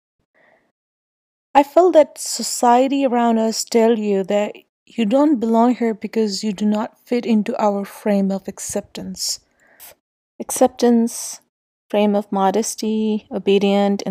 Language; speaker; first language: English; non-native, local second language; Urdu